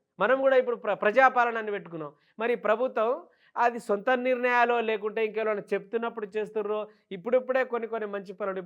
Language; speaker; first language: Telugu; non-native, local second language; Lambadi